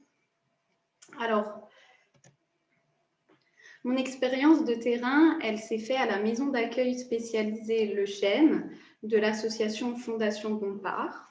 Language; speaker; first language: French; native; French